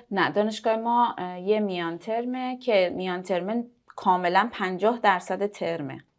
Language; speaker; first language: Persian; native; Persian